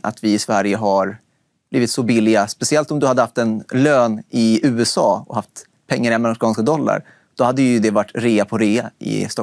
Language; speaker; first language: Swedish; native; Swedish